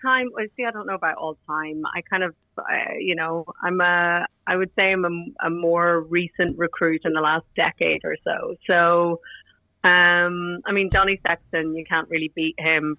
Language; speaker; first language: English; native; English